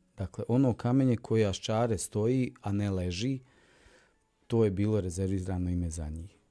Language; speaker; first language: Bosnian; native; Bosnian